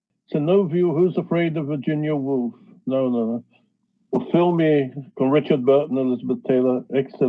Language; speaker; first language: Portuguese; non-native, fluent; English